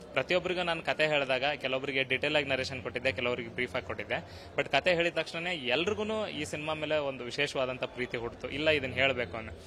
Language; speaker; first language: Kannada; native; Kannada